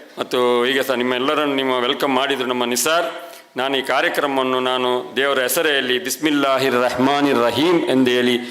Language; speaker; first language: Kannada; non-native, local second language; Malayalam